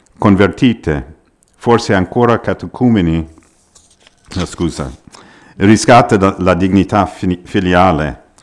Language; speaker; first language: Italian; non-native, fluent; English